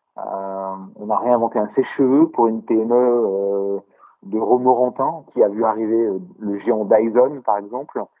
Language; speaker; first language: French; native; French